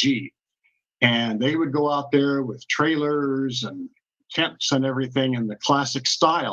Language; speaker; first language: English; native; English